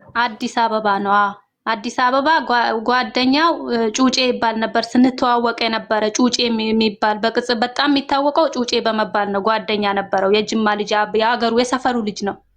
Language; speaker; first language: Amharic; non-native, local second language; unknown